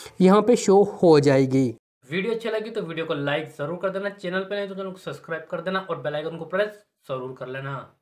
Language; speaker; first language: Hindi; native; Hindi